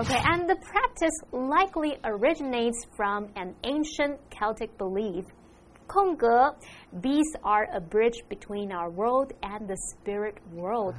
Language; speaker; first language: English; non-native, fluent; Chinese